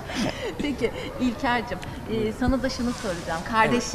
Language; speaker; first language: Turkish; native; Turkish